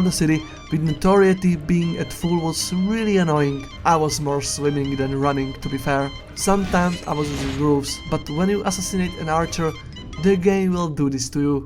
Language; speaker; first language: English; non-native, fluent; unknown